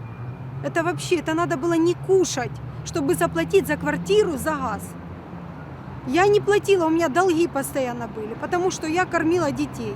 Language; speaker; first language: Russian; native; Russian